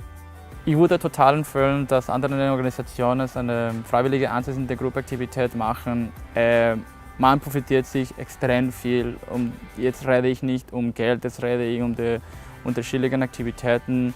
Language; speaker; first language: German; non-native, fluent; Spanish